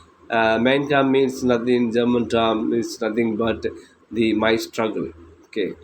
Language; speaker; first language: English; non-native, local second language; Tamil